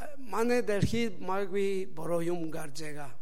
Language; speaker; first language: Mongolian; non-native, learner; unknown